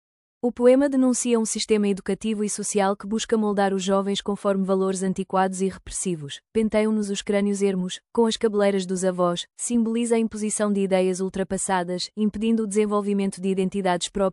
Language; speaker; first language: Portuguese; native; Portuguese